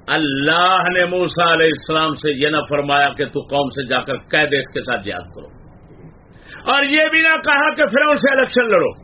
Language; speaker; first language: Urdu; non-native, local second language; Punjabi